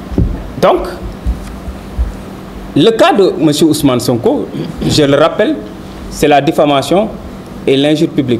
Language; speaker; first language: French; non-native, local second language; Wolof